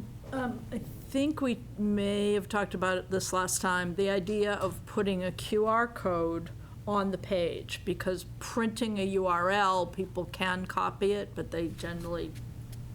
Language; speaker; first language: English; native; English